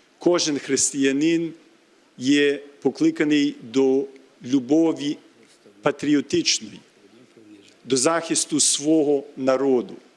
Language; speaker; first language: Ukrainian; early bilingual, heritage; Ukrainian